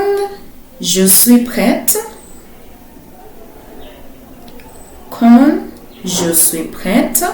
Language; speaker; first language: French; non-native, fluent; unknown